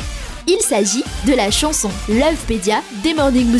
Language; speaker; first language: French; native; French